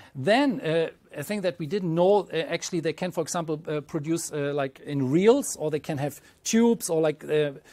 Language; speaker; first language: English; non-native, fluent; German